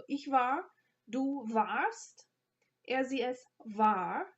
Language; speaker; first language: German; non-native, fluent; English